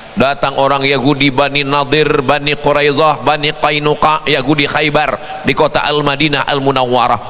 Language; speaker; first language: Indonesian; native; Indonesian